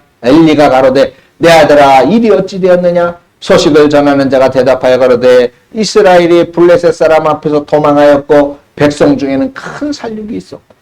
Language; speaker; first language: Korean; native; Korean